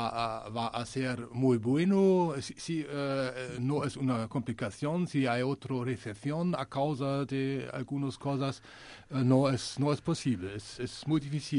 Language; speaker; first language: Spanish; non-native, learner; German